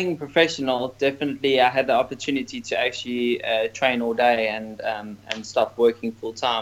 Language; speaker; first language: English; native; English